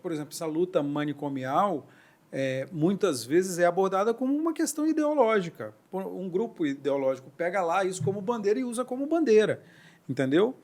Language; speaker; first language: Portuguese; native; Portuguese